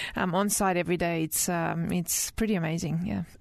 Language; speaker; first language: English; early bilingual, other home language; Croatian